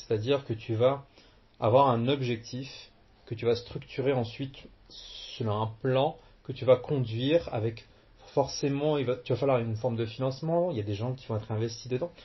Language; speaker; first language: French; early bilingual, other home language; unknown